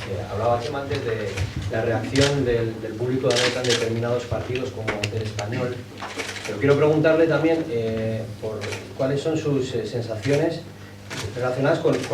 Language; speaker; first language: Spanish; native; Spanish